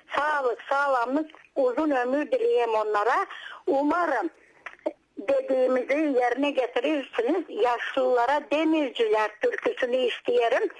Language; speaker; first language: Turkish; native; Turkish